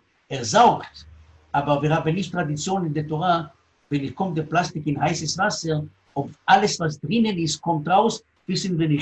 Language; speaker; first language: German; non-native, learner; Hebrew